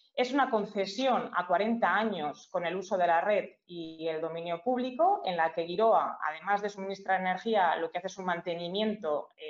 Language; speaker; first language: Spanish; native; Spanish